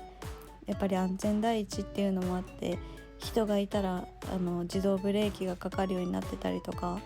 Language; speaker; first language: Japanese; native; Japanese